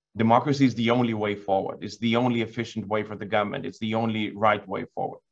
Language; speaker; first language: English; non-native, fluent; Lithuanian